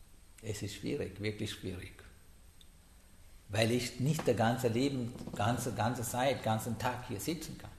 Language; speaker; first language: German; non-native, learner; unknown